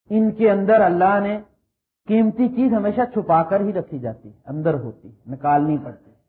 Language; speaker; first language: Urdu; native; Urdu